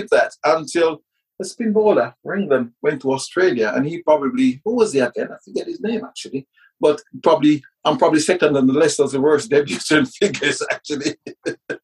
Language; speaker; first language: English; early bilingual, other home language; Jamaican Creole English